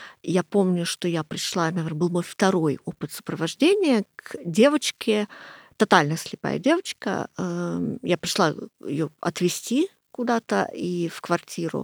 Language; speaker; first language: Russian; non-native, fluent; English